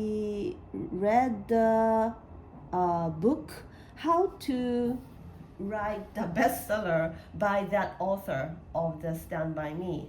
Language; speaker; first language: English; non-native, learner; Japanese